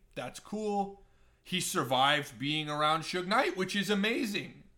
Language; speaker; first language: English; native; English